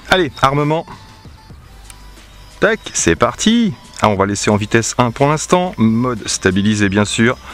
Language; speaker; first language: French; native; French